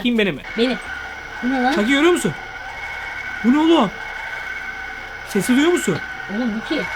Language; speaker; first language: Turkish; native; Turkish